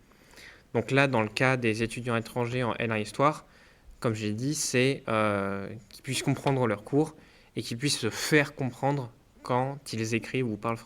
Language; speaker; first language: French; native; French